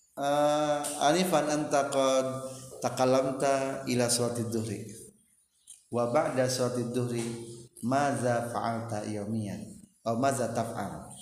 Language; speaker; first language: Arabic; non-native, fluent; Indonesian